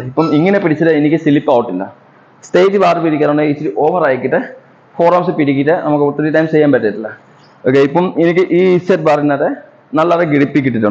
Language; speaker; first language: Malayalam; non-native, learner; Assamese